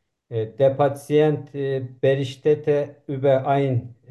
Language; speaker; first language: German; non-native, learner; Turkish